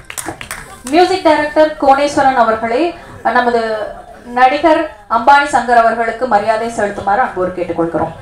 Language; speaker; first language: Tamil; native; Tamil